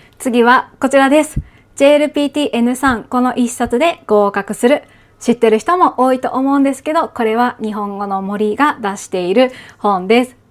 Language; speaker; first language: Japanese; native; Japanese